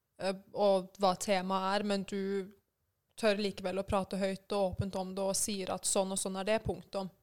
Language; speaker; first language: Norwegian; early bilingual, other home language; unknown